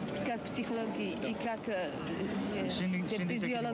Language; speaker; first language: Russian; non-native, learner; Czech